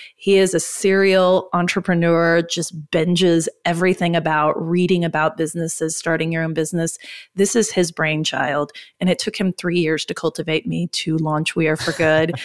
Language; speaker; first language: English; native; English